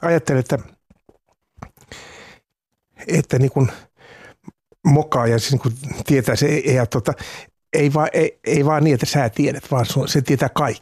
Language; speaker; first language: Finnish; native; Finnish